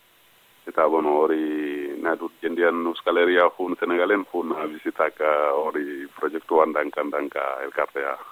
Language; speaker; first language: Basque; non-native, learner; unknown